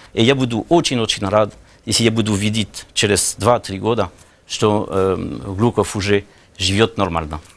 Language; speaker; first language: Russian; non-native, learner; French